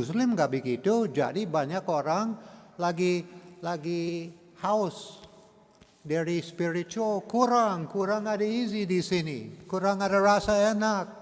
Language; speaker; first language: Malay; non-native, learner; English